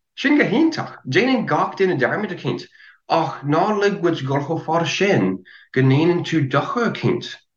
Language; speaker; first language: Irish; non-native, fluent; English